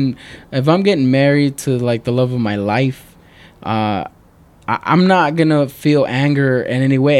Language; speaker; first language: English; native; English